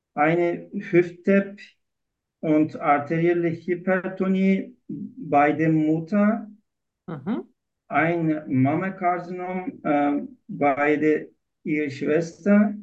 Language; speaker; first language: German; non-native, learner; Turkish